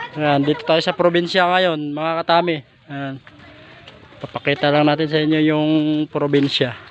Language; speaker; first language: Filipino; non-native, local second language; Kinaray-a